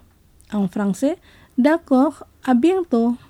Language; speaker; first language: French; non-native, fluent; Indonesian